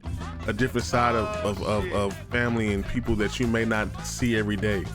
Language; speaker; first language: English; native; English